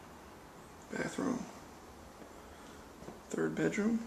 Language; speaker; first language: English; native; English